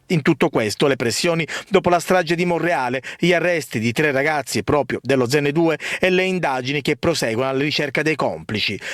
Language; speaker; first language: Italian; native; Italian